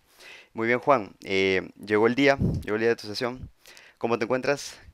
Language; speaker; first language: Spanish; native; Spanish